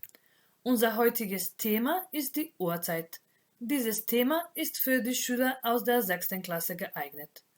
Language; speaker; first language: German; non-native, fluent; Macedonian